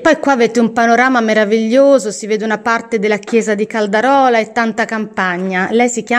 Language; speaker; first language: Italian; native; Italian